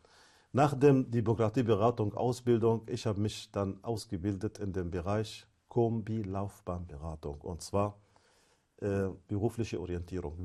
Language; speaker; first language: German; non-native, fluent; Arabic